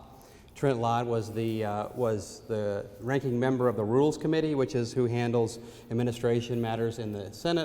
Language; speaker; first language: English; native; English